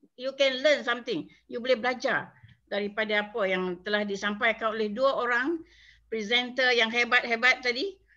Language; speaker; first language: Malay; native; Malay